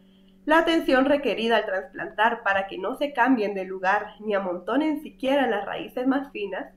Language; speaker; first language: Spanish; native; Spanish